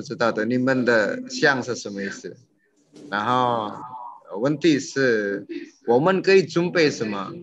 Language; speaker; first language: Chinese; non-native, learner; Indonesian